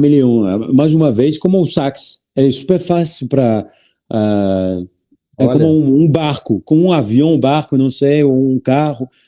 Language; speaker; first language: Portuguese; non-native, learner; French